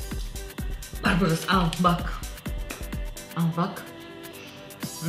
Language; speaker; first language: Turkish; non-native, learner; Russian